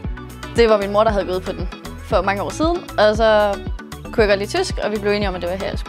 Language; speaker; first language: Danish; native; Danish